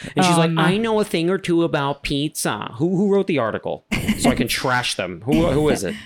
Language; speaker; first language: English; native; English